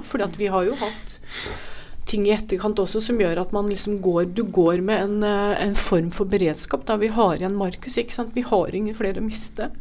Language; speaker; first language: Norwegian; native; Norwegian